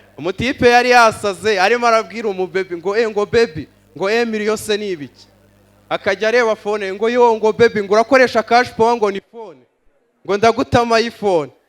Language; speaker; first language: Kinyarwanda; native; Kinyarwanda